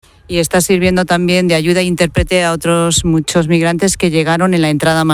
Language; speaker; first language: Spanish; native; Spanish